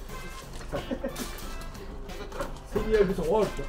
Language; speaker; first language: Japanese; native; Japanese